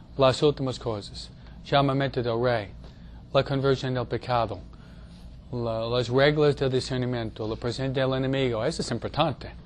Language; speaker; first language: Spanish; non-native, fluent; English